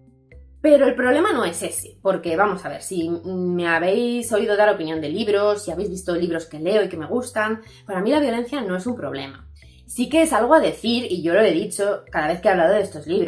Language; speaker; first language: Spanish; native; Spanish